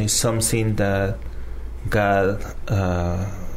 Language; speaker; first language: English; non-native, fluent; Spanish